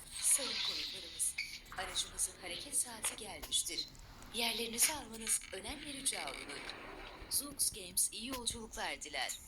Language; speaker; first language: Turkish; early bilingual, heritage; Turkish